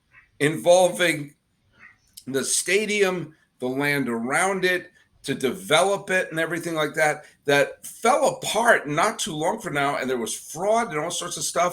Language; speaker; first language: English; native; English